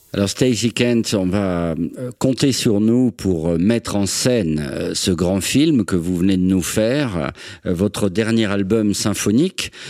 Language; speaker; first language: French; native; French